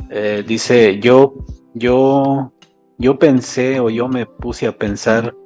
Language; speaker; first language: Spanish; non-native, local second language; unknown